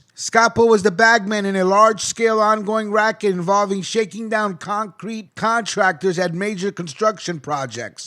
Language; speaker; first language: English; native; English